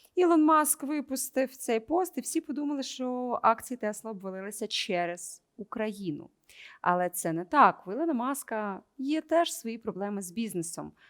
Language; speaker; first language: Ukrainian; native; Ukrainian